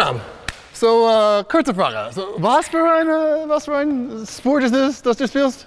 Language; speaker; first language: German; non-native, learner; English